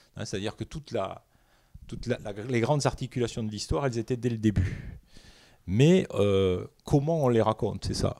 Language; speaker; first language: French; native; French